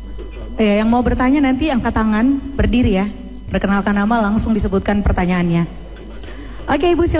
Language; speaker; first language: Indonesian; native; Indonesian